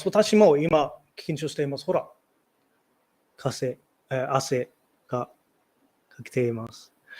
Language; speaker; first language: Japanese; non-native, learner; English